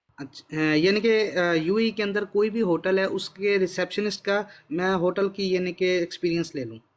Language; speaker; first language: Urdu; non-native, local second language; Punjabi